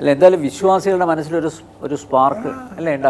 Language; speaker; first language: Malayalam; native; Malayalam